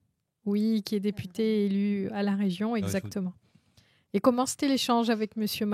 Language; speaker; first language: French; native; French